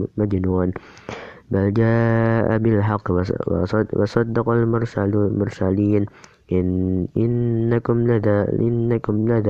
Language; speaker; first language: Arabic; non-native, learner; Indonesian